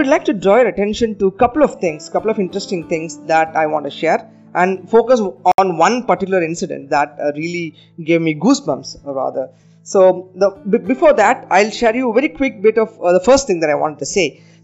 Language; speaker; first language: English; non-native, local second language; Tamil